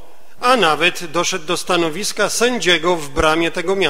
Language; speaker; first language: Polish; native; Polish